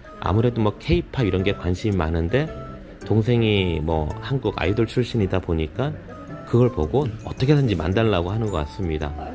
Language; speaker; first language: Korean; native; Korean